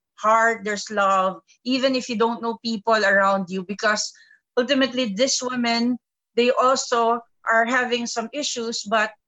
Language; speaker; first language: English; non-native, local second language; Filipino